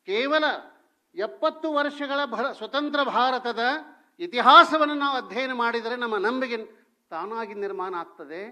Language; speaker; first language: Kannada; non-native, local second language; Hindi